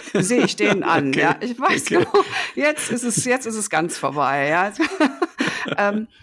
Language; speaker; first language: German; native; German